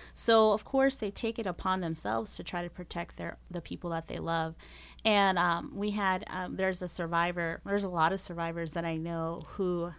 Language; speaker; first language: English; early bilingual, other home language; Spanish